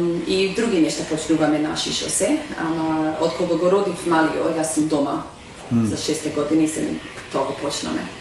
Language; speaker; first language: Macedonian; early bilingual, heritage; Macedonian